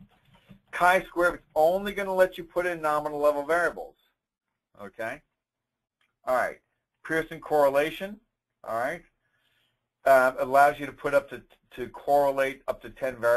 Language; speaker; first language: English; native; English